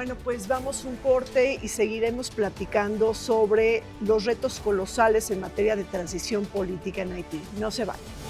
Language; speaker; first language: Spanish; native; Spanish